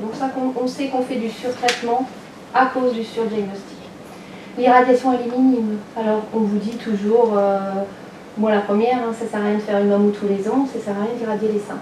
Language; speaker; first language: French; native; French